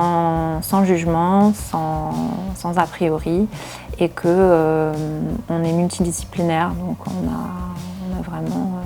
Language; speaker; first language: French; native; French